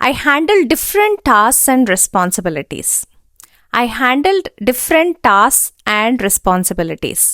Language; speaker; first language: English; non-native, local second language; Telugu